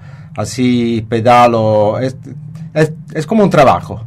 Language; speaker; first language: Spanish; non-native, fluent; Italian